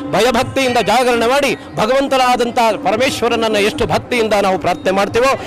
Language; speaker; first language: Kannada; native; Kannada